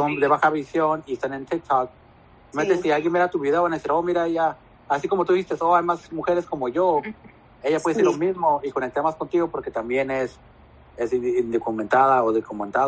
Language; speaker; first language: Spanish; native; Spanish